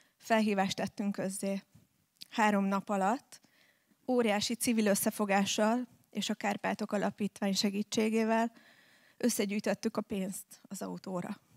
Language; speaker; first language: Hungarian; native; Hungarian